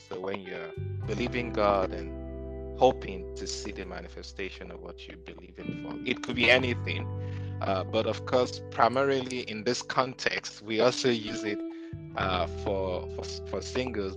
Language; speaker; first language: English; non-native, local second language; Yoruba